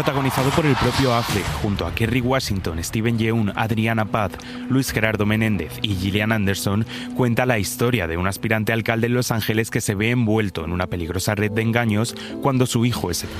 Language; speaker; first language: Spanish; native; Spanish